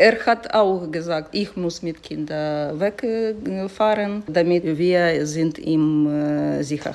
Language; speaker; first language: German; non-native, learner; Ukrainian